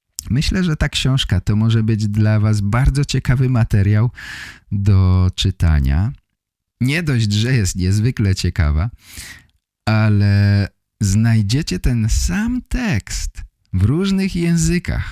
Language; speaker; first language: Polish; native; Polish